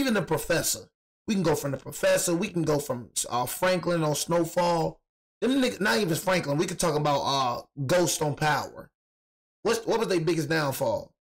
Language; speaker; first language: English; native; English